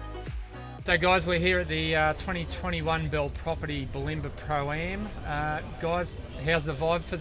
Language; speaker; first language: English; native; English